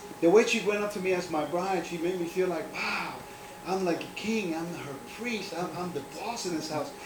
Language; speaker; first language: English; non-native, fluent; Spanish